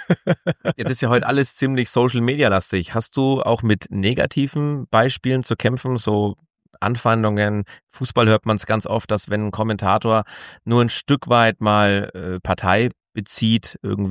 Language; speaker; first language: German; native; German